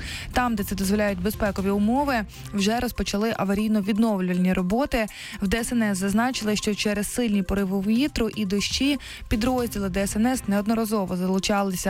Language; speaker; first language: Ukrainian; native; Ukrainian